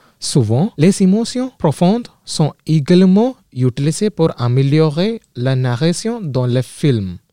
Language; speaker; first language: French; non-native, learner; Malayalam